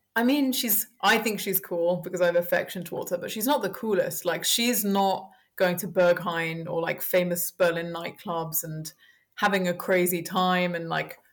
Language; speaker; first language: English; early bilingual, heritage; French